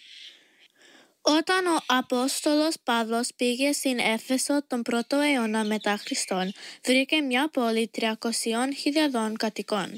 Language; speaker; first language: Greek; early bilingual, heritage; Greek